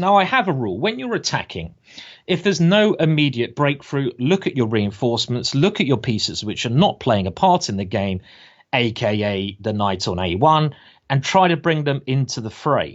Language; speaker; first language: English; native; English